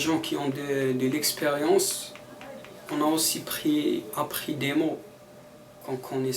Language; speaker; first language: French; non-native, learner; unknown